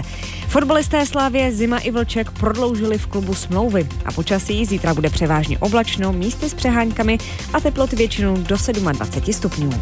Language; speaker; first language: Czech; native; Czech